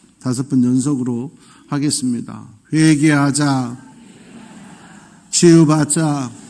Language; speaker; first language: Korean; native; Korean